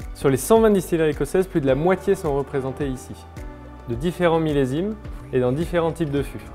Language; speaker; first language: French; native; French